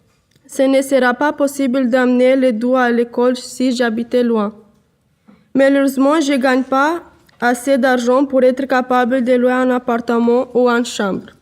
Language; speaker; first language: French; non-native, learner; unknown